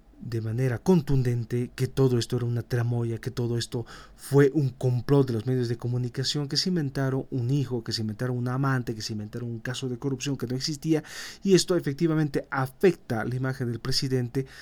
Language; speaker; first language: Spanish; native; Spanish